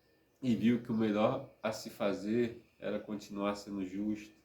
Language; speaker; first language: Portuguese; native; Portuguese